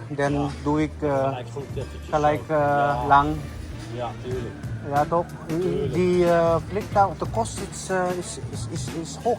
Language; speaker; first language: Dutch; non-native, learner; Filipino